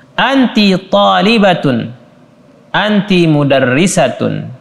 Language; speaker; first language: Arabic; non-native, fluent; Indonesian